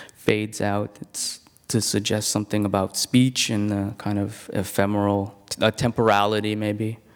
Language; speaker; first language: English; non-native, local second language; Cantonese